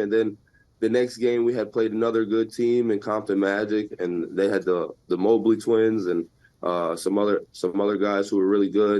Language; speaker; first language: English; native; English